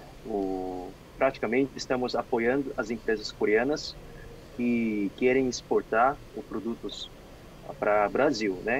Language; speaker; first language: Portuguese; non-native, fluent; Korean